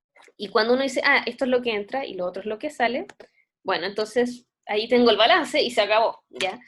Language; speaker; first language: Spanish; native; Spanish